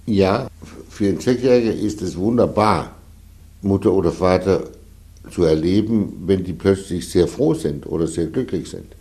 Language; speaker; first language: German; non-native, fluent; Danish